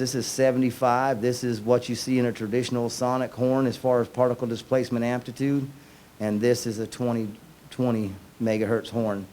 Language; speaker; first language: English; native; English